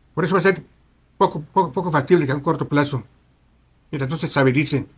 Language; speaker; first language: Spanish; native; Spanish